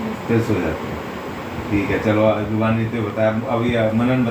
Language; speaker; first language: Hindi; native; Hindi